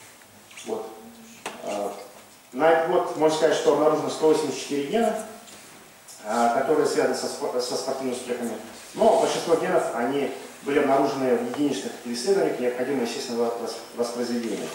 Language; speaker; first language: Russian; native; Russian